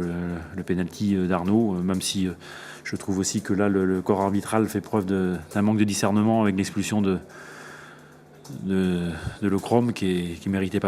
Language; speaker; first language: French; native; French